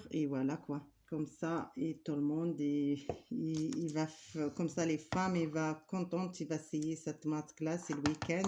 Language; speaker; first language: French; non-native, learner; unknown